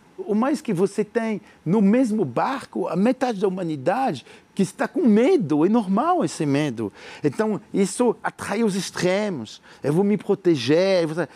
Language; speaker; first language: Portuguese; non-native, fluent; French